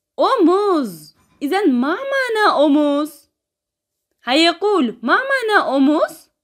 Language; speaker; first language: Arabic; non-native, fluent; Turkish